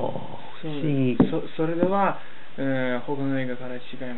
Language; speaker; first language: Japanese; non-native, learner; Russian